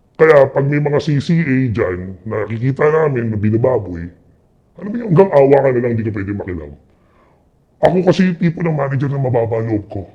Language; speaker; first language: Filipino; native; Filipino